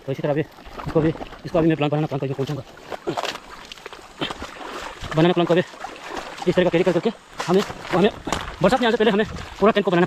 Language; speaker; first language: Hindi; non-native, local second language; Nyishi